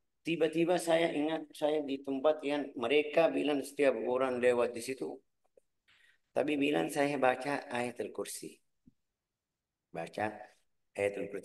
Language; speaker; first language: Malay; non-native, fluent; Arabic